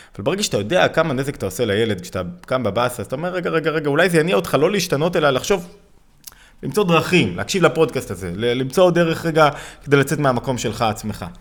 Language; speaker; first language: Hebrew; native; Hebrew